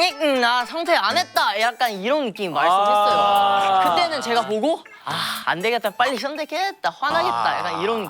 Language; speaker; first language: Korean; non-native, learner; Chinese